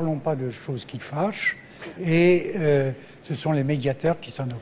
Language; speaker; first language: French; native; French